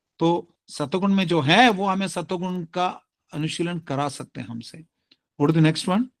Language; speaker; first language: Hindi; non-native, local second language; Tamil